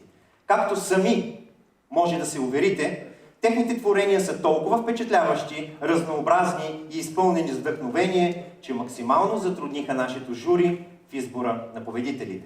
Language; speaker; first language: Bulgarian; native; Bulgarian